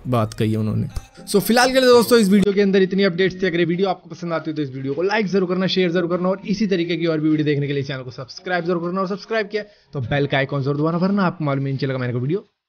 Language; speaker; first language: Hindi; native; Hindi